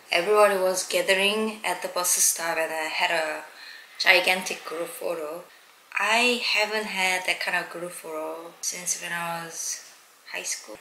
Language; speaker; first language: English; non-native, learner; Korean